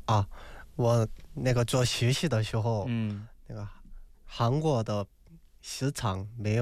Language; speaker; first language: Chinese; non-native, fluent; Korean